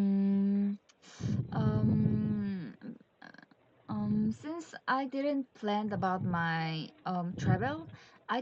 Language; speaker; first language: English; non-native, learner; Korean